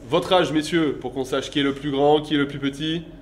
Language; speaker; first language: French; native; French